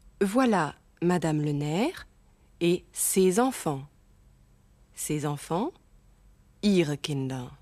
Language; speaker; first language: French; non-native, fluent; German